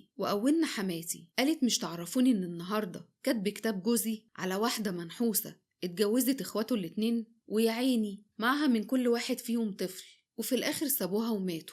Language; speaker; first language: Arabic; native; Arabic